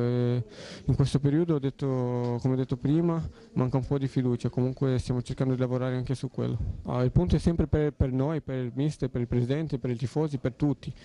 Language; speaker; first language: Italian; non-native, fluent; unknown